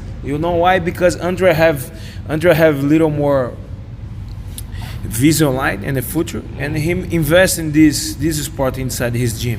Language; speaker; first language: English; non-native, learner; Portuguese